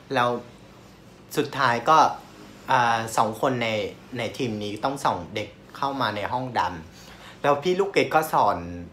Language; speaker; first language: Thai; non-native, fluent; Vietnamese